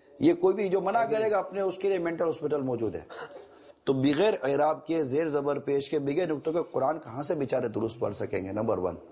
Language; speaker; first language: Urdu; native; Urdu